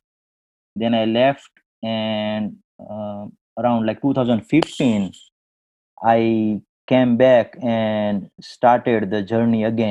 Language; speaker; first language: English; non-native, local second language; Gujarati